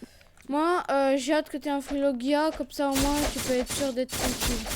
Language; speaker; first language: French; native; French